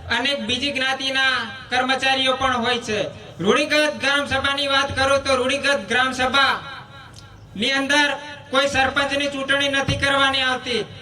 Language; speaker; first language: Gujarati; non-native, local second language; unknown